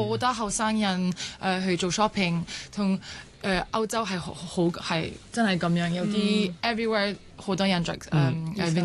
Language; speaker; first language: Cantonese; early bilingual, other home language; French